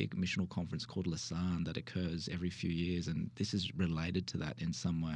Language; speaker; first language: English; native; English